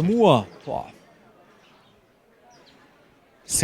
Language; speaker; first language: Albanian; non-native, fluent; German